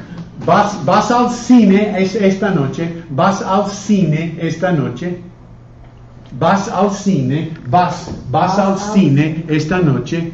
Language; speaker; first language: Spanish; non-native, fluent; English